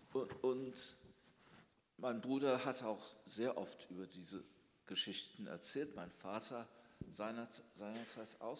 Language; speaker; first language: German; early bilingual, heritage; German